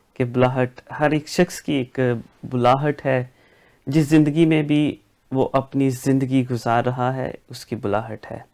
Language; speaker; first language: Urdu; non-native, local second language; Punjabi